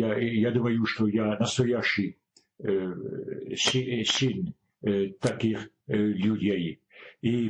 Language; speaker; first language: Russian; non-native, learner; French